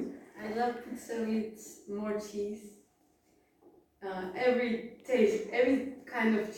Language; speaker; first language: English; non-native, learner; Turkish